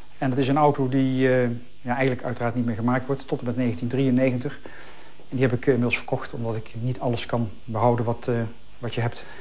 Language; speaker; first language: Dutch; native; Dutch